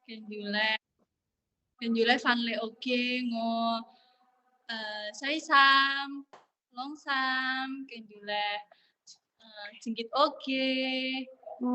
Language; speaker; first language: Cantonese; non-native, learner; Javanese